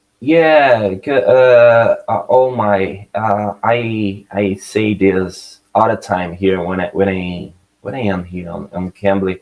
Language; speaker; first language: English; non-native, learner; Portuguese